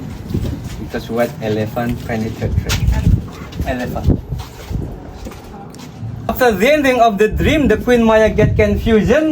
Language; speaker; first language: English; non-native, learner; Indonesian